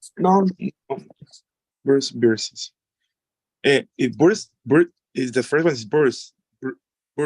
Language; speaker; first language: English; non-native, learner; Spanish